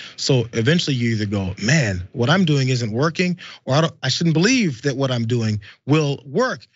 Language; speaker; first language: English; native; English